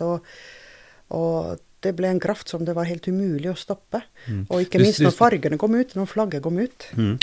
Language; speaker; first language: Norwegian; non-native, fluent; Estonian